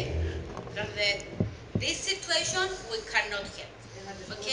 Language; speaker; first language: English; non-native, local second language; Greek